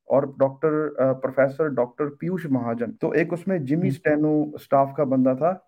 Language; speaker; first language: Hindi; native; Hindi